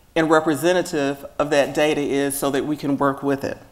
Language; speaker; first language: English; native; English